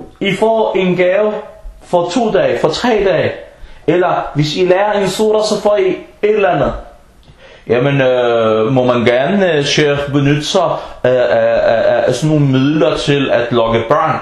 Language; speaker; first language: Danish; non-native, fluent; Arabic